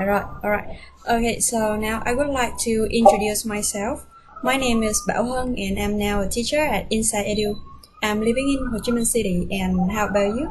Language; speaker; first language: English; non-native, fluent; Vietnamese